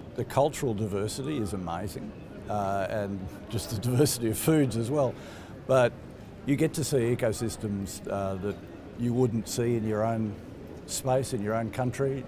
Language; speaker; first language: English; native; English